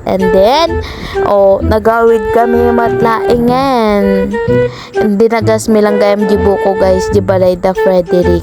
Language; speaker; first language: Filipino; non-native, local second language; Cebuano